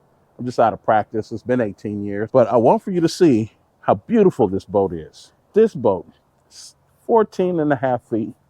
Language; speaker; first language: English; native; English